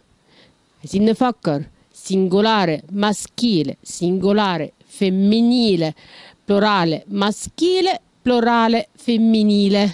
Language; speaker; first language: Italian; non-native, fluent; Arabic